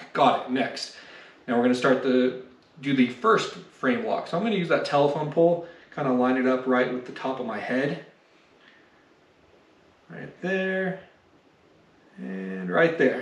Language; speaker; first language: English; native; English